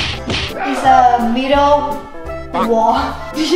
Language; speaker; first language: English; non-native, learner; Thai